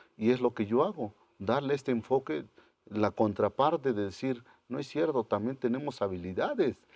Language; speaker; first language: Spanish; non-native, local second language; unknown